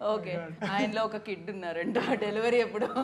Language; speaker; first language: Telugu; native; Telugu